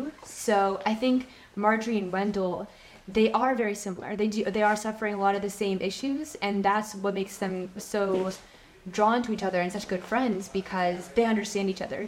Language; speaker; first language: English; native; English